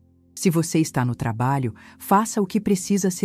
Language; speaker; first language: Portuguese; native; Portuguese